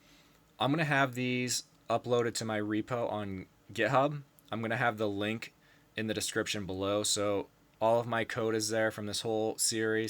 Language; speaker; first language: English; native; English